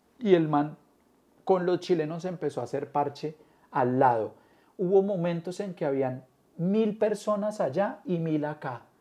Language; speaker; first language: Spanish; native; Spanish